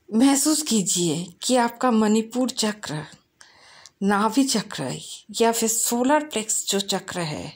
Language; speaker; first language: Hindi; non-native, local second language; Bangla